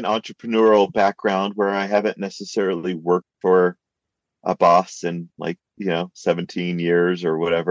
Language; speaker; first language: English; native; English